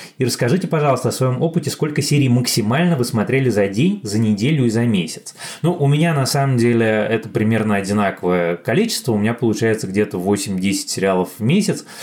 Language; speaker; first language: Russian; native; Russian